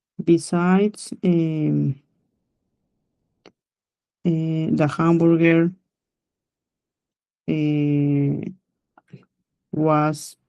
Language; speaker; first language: English; non-native, learner; Spanish